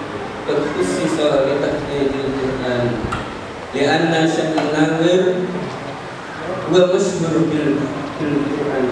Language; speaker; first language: Arabic; non-native, learner; Indonesian